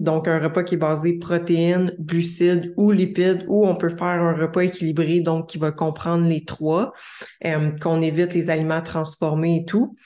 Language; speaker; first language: French; native; French